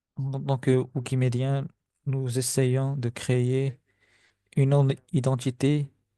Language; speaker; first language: French; non-native, fluent; Spanish